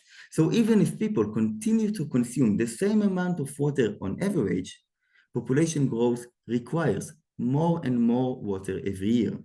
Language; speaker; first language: English; non-native, fluent; Hebrew